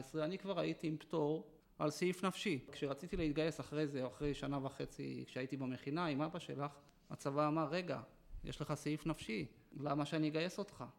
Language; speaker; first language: Hebrew; non-native, local second language; Yiddish